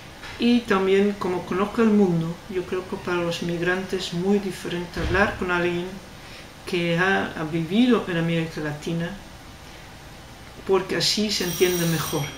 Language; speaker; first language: Spanish; non-native, fluent; Dutch